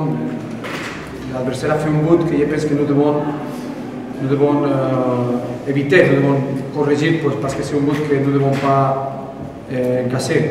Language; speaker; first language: French; non-native, learner; Spanish